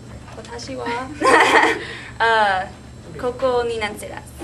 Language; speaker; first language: Japanese; non-native, learner; English